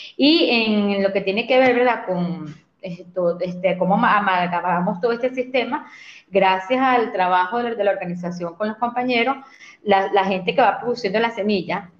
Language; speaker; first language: Spanish; native; Spanish